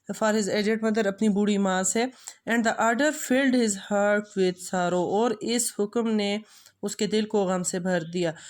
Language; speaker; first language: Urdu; non-native, local second language; Pashto